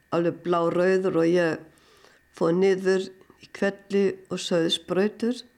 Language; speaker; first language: Icelandic; non-native, fluent; German